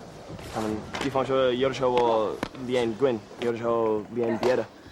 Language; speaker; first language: Chinese; non-native, learner; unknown